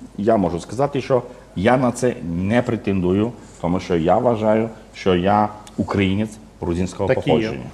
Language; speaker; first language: Ukrainian; non-native, fluent; Georgian